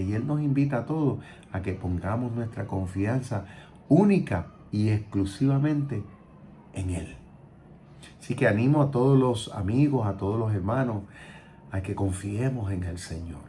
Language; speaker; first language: Spanish; native; Spanish